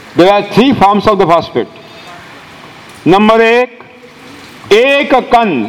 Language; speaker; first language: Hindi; non-native, local second language; Marathi